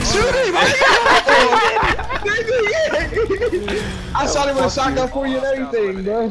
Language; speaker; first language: English; native; English